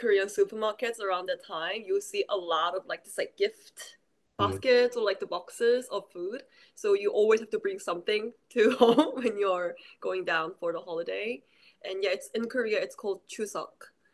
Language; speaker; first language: English; early bilingual, other home language; Korean